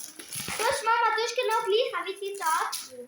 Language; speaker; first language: German; early bilingual, other home language; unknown